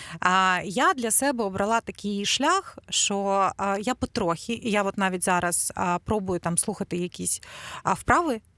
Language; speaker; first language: Ukrainian; non-native, local second language; Russian